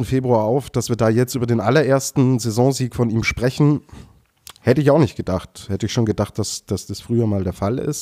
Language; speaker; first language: German; native; German